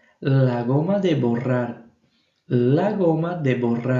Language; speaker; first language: Spanish; non-native, fluent; Portuguese